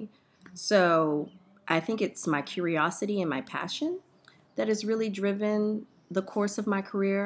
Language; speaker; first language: English; native; English